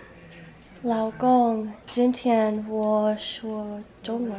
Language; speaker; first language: Chinese; non-native, learner; English